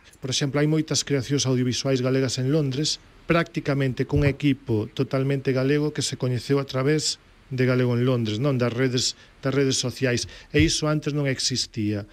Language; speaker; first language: Galician; native; Galician